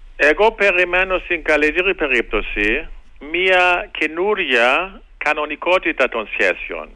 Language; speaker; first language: Greek; non-native, fluent; German